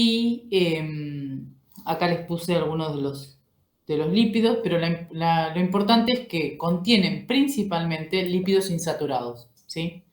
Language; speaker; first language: Spanish; native; Spanish